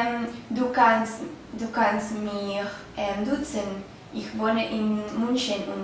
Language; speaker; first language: German; non-native, learner; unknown